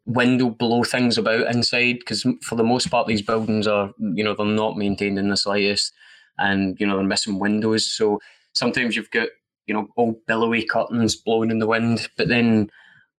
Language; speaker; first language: English; native; English